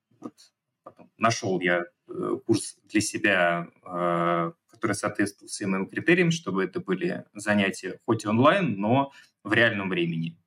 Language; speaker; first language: Russian; native; Russian